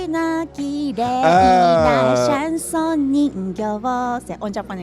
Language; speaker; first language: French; non-native, learner; Japanese